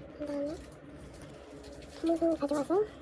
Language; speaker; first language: Korean; native; Korean